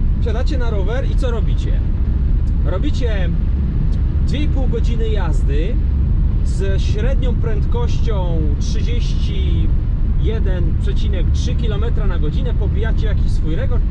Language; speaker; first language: Polish; native; Polish